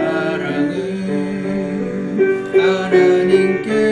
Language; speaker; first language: Korean; native; Korean